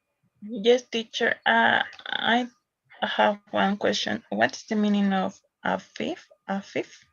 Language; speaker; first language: English; non-native, learner; Spanish